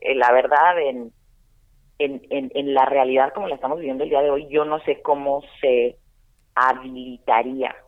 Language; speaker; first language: Spanish; native; Spanish